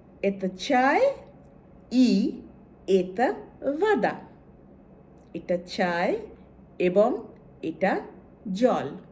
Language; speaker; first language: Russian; non-native, fluent; Bangla